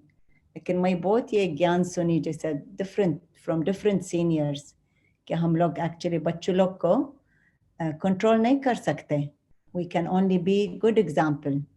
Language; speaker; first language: Hindi; non-native, fluent; Arabic